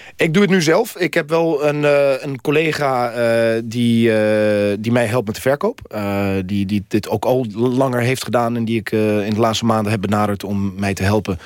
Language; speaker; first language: Dutch; non-native, fluent; Spanish